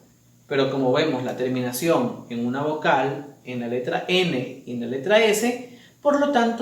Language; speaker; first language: Spanish; native; Spanish